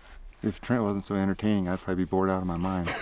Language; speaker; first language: English; native; English